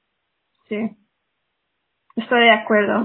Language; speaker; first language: Spanish; non-native, fluent; English